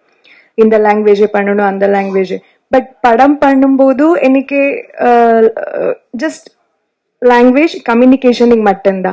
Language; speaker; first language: Tamil; non-native, learner; Kannada